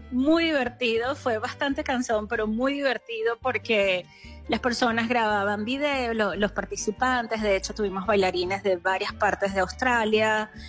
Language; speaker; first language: Spanish; native; Spanish